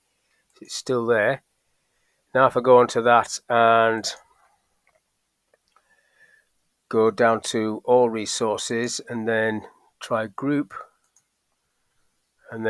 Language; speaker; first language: English; native; English